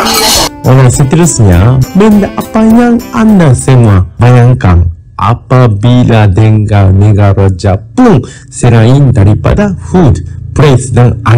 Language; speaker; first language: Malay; non-native, fluent; Japanese